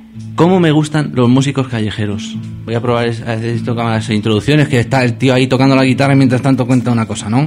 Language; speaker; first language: Spanish; native; Spanish